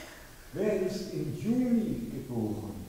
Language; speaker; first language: German; non-native, fluent; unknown